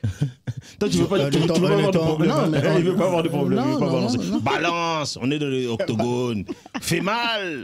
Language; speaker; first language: French; native; French